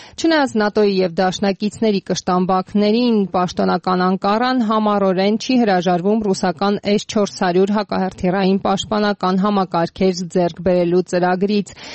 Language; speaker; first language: Armenian; native; Armenian